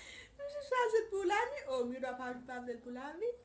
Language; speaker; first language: French; non-native, learner; Haitian Creole